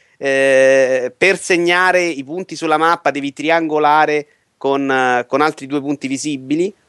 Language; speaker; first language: Italian; native; Italian